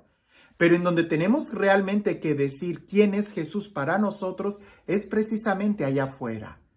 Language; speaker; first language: Spanish; native; Spanish